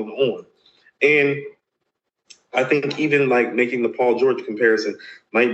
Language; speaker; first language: English; native; English